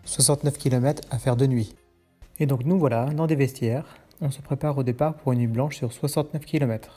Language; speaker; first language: French; native; French